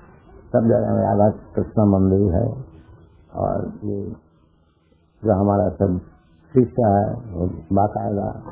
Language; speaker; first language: Hindi; non-native, local second language; Bangla